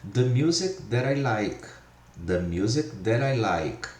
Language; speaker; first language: English; non-native, fluent; Portuguese